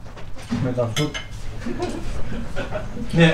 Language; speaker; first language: German; non-native, learner; Persian